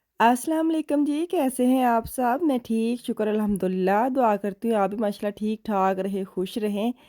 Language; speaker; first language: Urdu; non-native, local second language; Punjabi